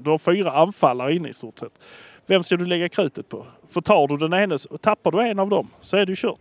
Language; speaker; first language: Swedish; native; Swedish